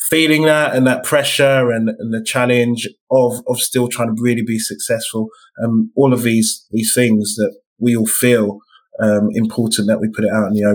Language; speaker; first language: English; native; English